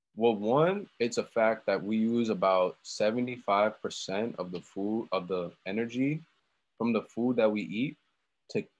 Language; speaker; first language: English; native; English